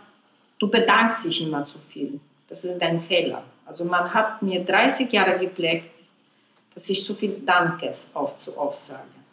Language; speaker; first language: German; non-native, fluent; Polish